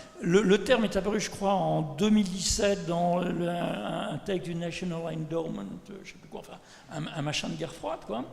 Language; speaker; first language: French; native; French